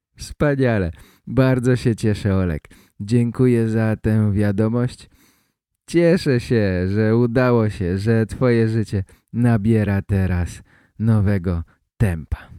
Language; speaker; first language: Polish; native; Polish